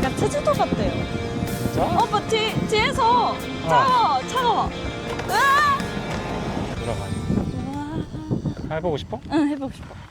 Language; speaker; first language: Korean; non-native, learner; Japanese